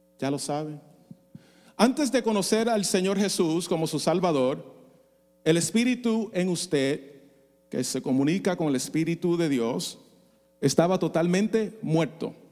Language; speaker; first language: Spanish; non-native, fluent; English